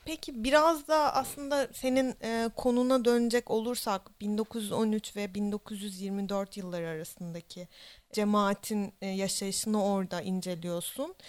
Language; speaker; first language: Turkish; native; Turkish